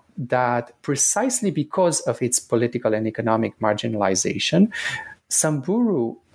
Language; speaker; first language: English; non-native, fluent; Romanian